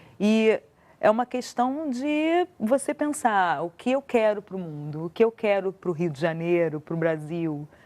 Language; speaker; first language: Portuguese; native; Portuguese